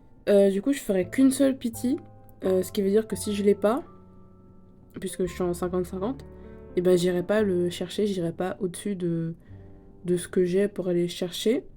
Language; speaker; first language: French; native; French